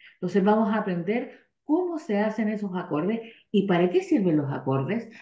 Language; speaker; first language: Spanish; native; Spanish